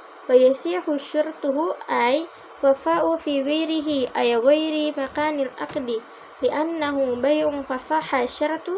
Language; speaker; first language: Arabic; non-native, learner; Indonesian